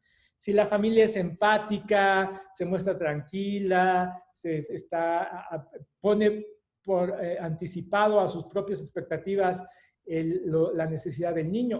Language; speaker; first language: Spanish; native; Spanish